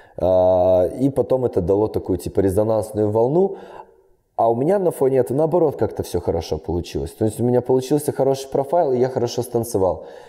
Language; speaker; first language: Russian; native; Russian